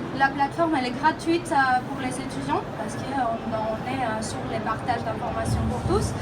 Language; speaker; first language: French; non-native, fluent; Greek